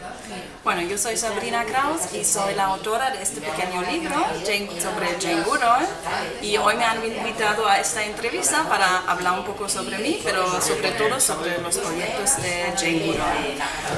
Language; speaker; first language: Spanish; non-native, fluent; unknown